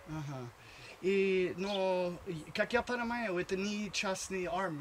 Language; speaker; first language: Russian; non-native, learner; English